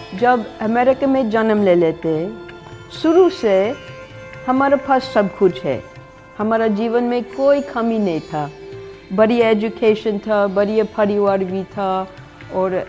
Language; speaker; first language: Hindi; non-native, fluent; English